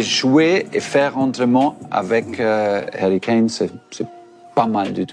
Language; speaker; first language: French; non-native, fluent; German